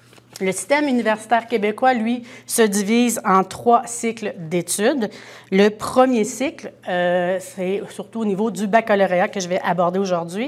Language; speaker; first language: French; native; French